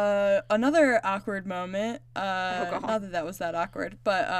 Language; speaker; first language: English; native; English